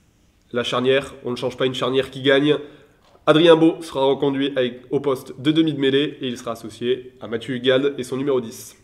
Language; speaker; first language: French; native; French